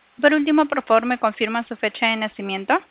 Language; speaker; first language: Spanish; native; Spanish